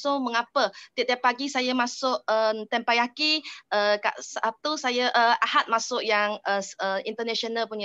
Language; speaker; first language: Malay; non-native, local second language; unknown